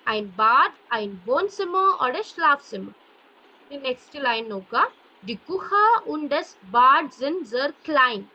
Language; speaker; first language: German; non-native, fluent; Malayalam